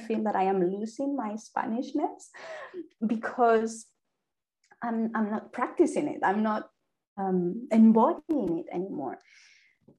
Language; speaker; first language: English; non-native, fluent; Spanish